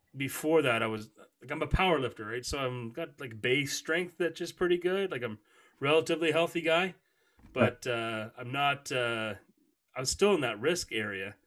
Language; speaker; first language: English; native; English